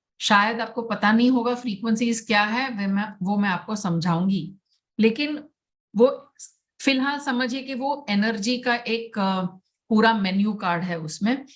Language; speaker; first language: Hindi; non-native, local second language; Gujarati